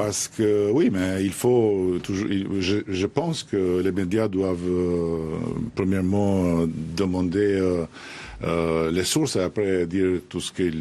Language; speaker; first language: French; non-native, fluent; Albanian